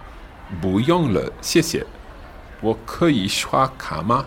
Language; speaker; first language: Chinese; non-native, learner; English